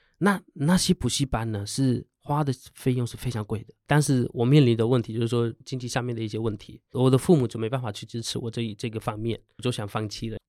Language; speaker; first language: Chinese; non-native, fluent; Hindi